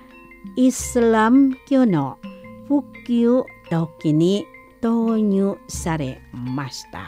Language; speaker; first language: Japanese; non-native, fluent; Indonesian